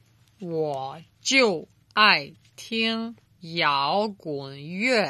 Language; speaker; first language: Chinese; non-native, learner; Serbian